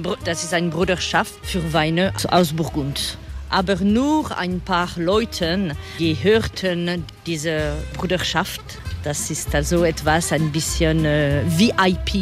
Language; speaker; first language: German; non-native, fluent; French